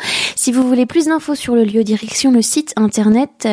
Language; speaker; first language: French; native; French